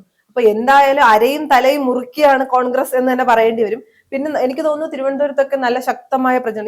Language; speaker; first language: Malayalam; native; Malayalam